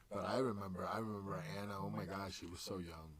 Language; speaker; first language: English; native; English